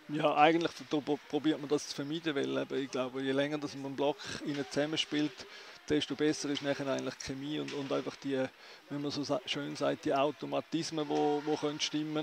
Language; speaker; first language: German; native; German